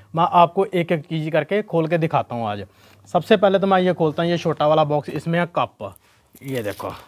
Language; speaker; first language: Hindi; non-native, local second language; Punjabi